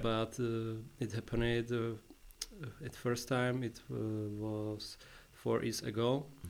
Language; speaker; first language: English; non-native, learner; Czech